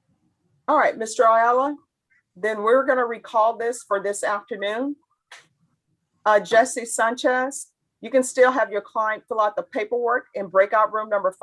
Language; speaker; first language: English; native; English